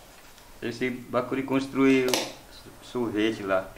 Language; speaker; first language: Portuguese; non-native, local second language; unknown